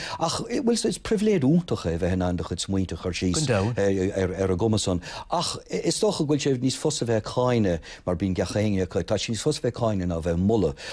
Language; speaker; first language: Irish; non-native, local second language; English